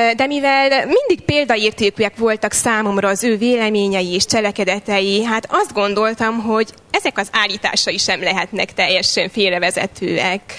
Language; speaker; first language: Hungarian; native; Hungarian